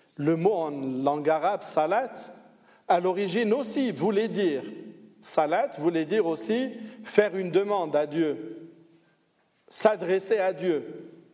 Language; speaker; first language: French; non-native, local second language; Arabic